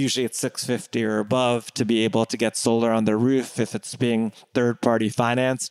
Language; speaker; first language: English; native; English